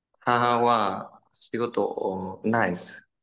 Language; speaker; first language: Japanese; non-native, learner; Vietnamese